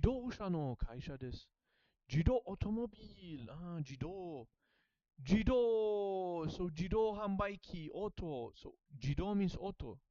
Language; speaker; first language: Japanese; non-native, learner; English